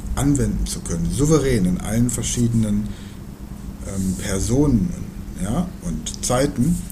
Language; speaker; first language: German; native; German